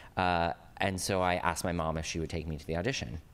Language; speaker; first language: English; native; English